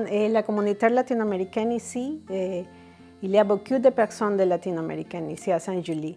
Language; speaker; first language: French; non-native, fluent; Spanish